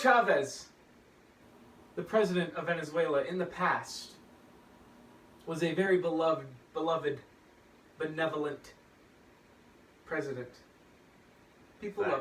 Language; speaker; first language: English; native; English